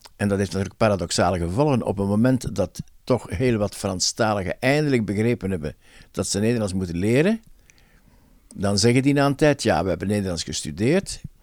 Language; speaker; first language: Dutch; native; Dutch